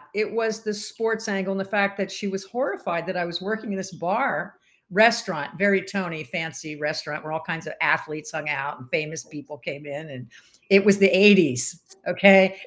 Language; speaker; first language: English; native; English